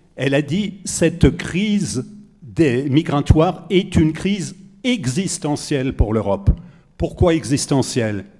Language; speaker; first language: French; native; French